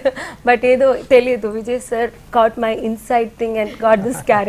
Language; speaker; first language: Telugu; non-native, learner; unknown